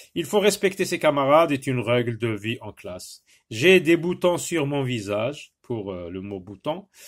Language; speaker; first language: French; non-native, local second language; Arabic